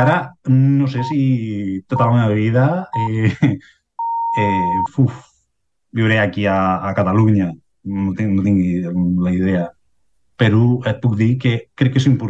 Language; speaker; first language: Catalan; non-native, fluent; Spanish